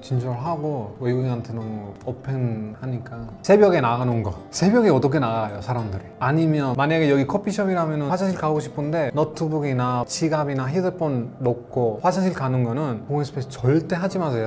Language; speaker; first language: Korean; non-native, fluent; Spanish